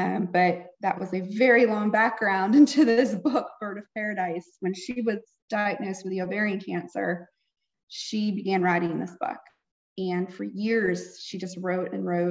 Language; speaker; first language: English; native; English